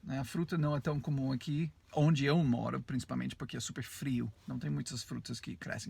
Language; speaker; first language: Portuguese; non-native, fluent; English